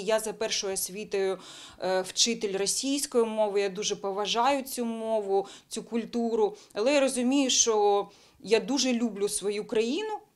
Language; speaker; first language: Ukrainian; non-native, local second language; Bulgarian